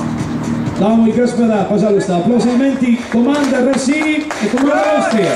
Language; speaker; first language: Russian; non-native, learner; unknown